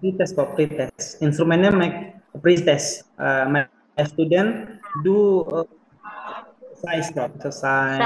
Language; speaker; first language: English; non-native, learner; Indonesian